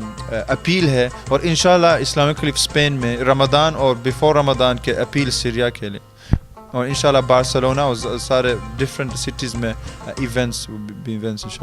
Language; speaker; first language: Hindi; early bilingual, heritage; Hindi